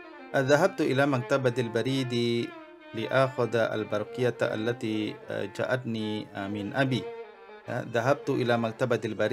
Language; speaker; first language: Arabic; non-native, fluent; Indonesian